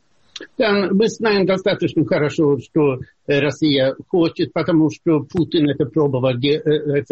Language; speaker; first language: Russian; non-native, fluent; Swedish